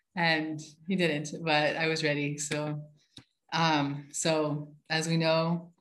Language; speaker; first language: English; native; English